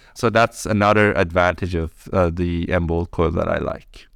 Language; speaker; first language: English; early bilingual, other home language; Persian